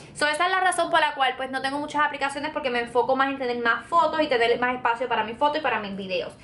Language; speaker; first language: Spanish; native; Spanish